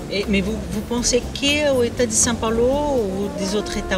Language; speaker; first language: French; non-native, learner; Portuguese